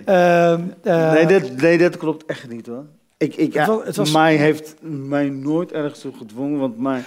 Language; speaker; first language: Dutch; early bilingual, other home language; Arabic